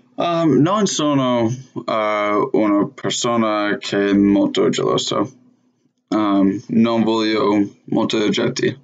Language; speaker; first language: Italian; non-native, learner; English